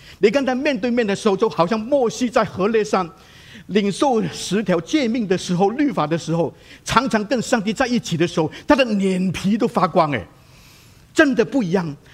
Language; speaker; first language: Chinese; non-native, local second language; Cantonese